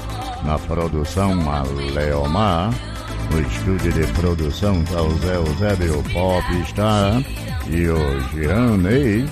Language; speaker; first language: Portuguese; native; Portuguese